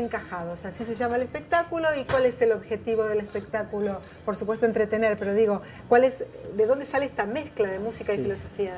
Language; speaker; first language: Spanish; native; Spanish